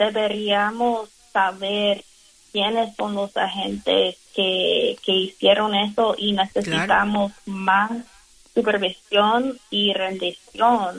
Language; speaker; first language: Spanish; non-native, learner; English